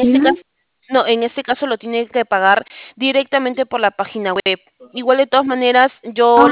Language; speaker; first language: Spanish; native; Spanish